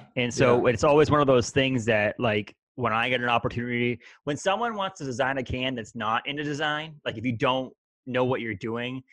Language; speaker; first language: English; native; English